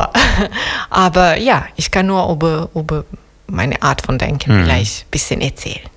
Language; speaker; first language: German; non-native, fluent; Serbian